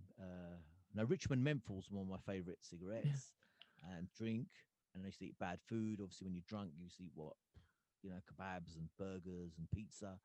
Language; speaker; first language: English; early bilingual, other home language; Punjabi